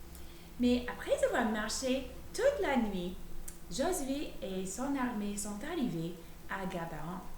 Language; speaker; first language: French; native; French